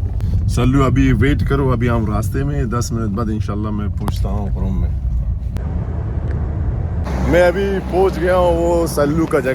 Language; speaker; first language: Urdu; non-native, learner; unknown